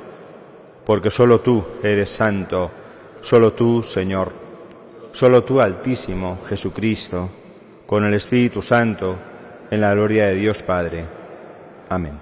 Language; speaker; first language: Spanish; native; Spanish